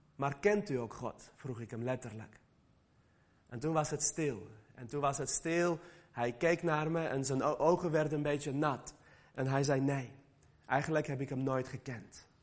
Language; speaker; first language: Dutch; early bilingual, other home language; Armenian